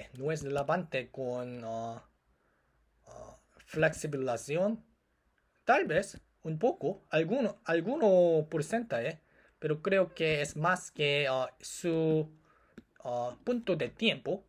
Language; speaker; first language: Spanish; non-native, learner; Korean